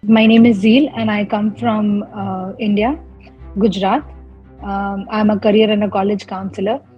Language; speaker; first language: English; non-native, local second language; Gujarati